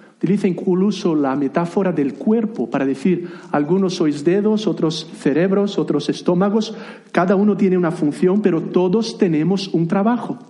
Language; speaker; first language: Spanish; non-native, fluent; Portuguese